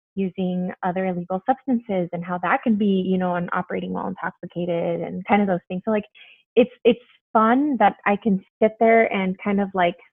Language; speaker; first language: English; early bilingual, other home language; Spanish